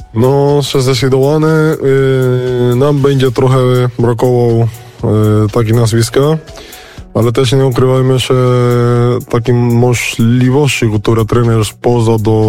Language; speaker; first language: Polish; non-native, fluent; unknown